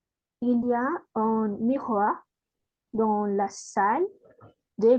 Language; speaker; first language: French; non-native, learner; Spanish